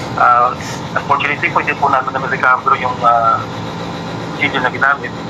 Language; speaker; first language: Filipino; non-native, local second language; Pangasinan